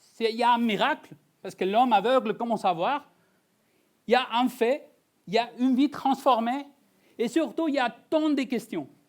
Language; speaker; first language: French; non-native, fluent; Spanish